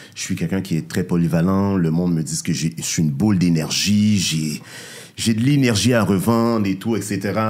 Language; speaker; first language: French; native; French